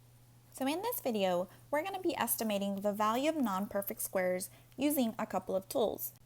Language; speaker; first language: English; native; English